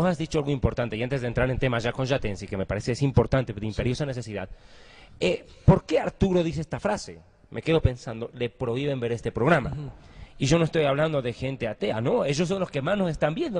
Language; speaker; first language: Spanish; native; Spanish